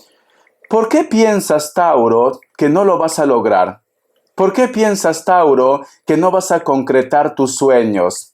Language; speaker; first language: Spanish; native; Spanish